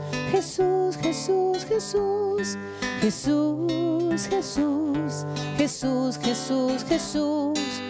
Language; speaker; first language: Spanish; native; Spanish